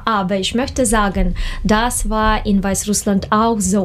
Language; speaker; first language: German; non-native, learner; Russian